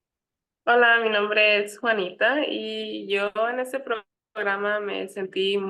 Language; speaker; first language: Spanish; early bilingual, heritage; Spanish